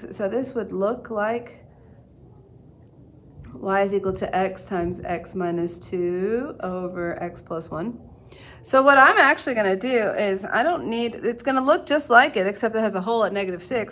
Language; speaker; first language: English; native; English